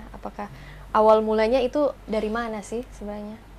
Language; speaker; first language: Indonesian; native; Indonesian